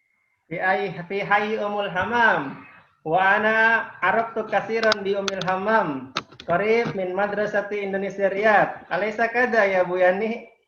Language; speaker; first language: Arabic; non-native, fluent; Indonesian